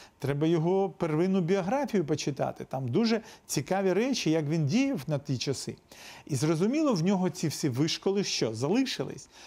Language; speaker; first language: Ukrainian; non-native, local second language; Russian